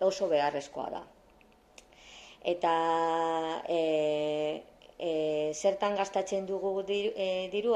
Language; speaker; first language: Basque; non-native, learner; Spanish